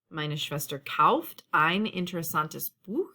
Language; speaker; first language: German; non-native, fluent; English